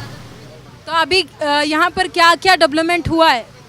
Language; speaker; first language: Hindi; native; Hindi